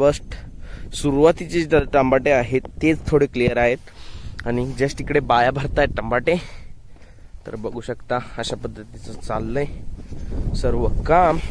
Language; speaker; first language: Marathi; native; Marathi